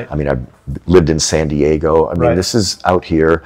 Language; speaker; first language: English; native; English